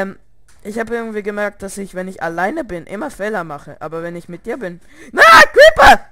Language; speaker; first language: German; early bilingual, other home language; Russian